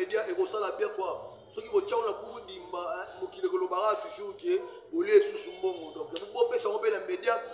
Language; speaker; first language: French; non-native, local second language; Lingala